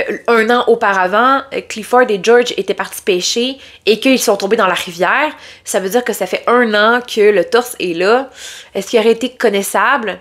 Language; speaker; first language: French; native; French